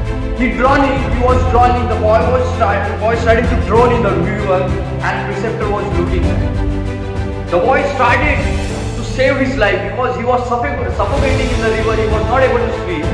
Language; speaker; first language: English; non-native, local second language; Marathi